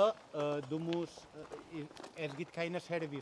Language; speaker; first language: German; non-native, learner; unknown